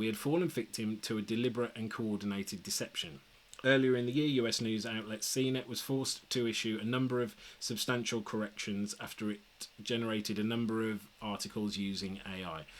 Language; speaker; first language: English; native; English